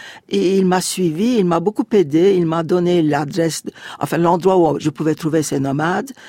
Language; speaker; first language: French; non-native, fluent; Turkish